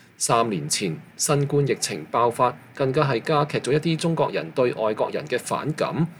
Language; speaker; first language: Chinese; non-native, local second language; Cantonese